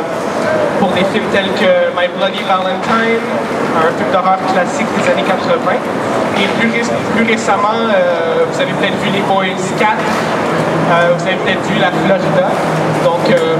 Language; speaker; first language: French; native; French